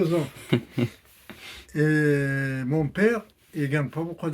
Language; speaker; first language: French; non-native, learner; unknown